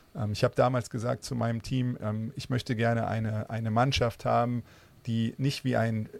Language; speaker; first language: German; native; German